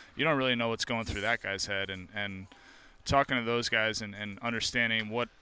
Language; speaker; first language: English; native; English